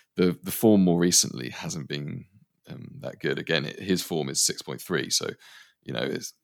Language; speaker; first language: English; native; English